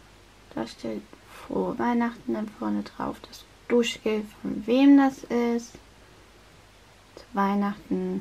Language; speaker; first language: German; native; German